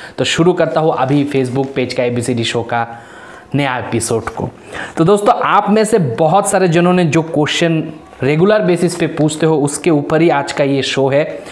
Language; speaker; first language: Hindi; non-native, local second language; Bangla